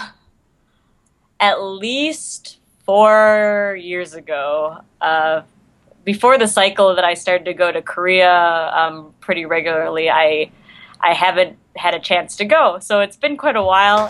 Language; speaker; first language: English; native; English